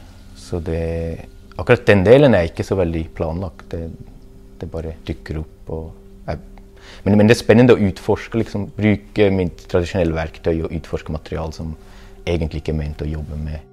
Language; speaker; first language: Norwegian; non-native, fluent; German